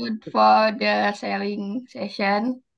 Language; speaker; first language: English; non-native, learner; Indonesian